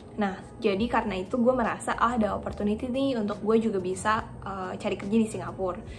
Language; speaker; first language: Indonesian; native; Indonesian